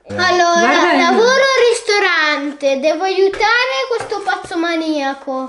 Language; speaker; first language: Italian; non-native, fluent; Russian